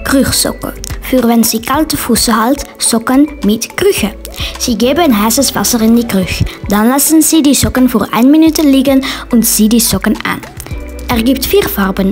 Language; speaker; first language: German; non-native, learner; Dutch